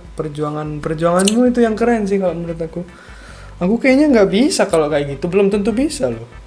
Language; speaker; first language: Indonesian; native; Indonesian